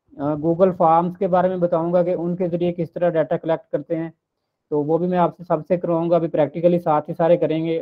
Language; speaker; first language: Urdu; non-native, local second language; Punjabi